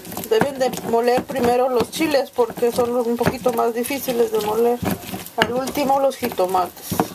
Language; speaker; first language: Spanish; native; Spanish